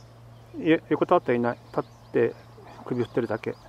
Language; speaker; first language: Japanese; native; Japanese